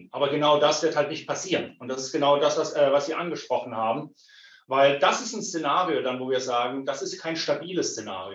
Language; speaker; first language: German; native; German